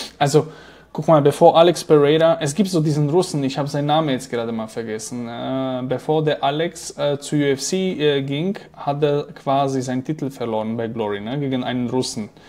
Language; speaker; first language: German; non-native, fluent; Slovak